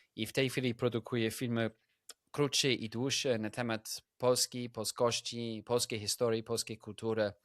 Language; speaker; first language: Polish; non-native, fluent; English